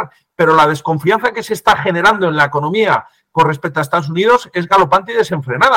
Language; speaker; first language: Spanish; native; Spanish